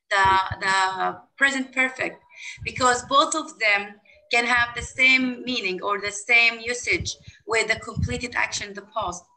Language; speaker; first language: English; non-native, fluent; Arabic